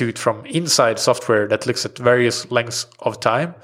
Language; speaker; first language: English; non-native, fluent; Swedish